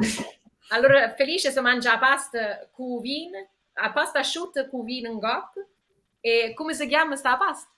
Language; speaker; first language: Italian; early bilingual, heritage; English